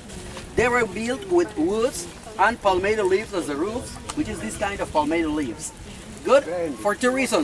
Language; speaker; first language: English; non-native, fluent; Spanish